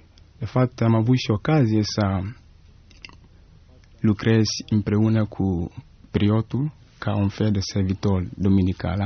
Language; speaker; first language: Romanian; non-native, fluent; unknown